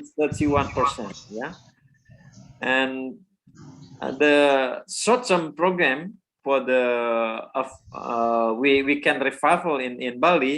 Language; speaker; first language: English; non-native, learner; Indonesian